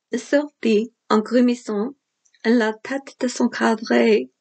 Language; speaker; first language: French; non-native, fluent; English